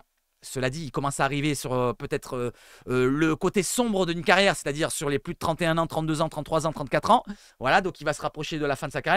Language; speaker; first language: French; native; French